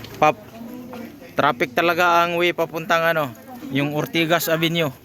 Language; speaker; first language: Filipino; native; Filipino